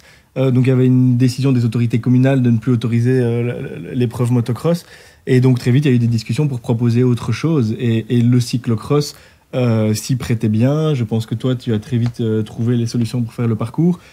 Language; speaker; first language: French; native; French